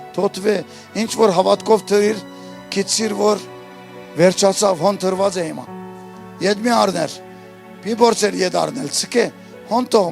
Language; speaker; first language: Armenian; early bilingual, heritage; Armenian